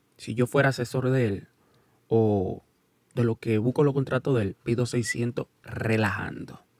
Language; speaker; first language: Spanish; early bilingual, heritage; Spanish